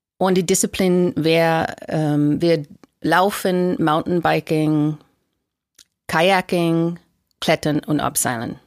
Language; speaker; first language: German; non-native, fluent; English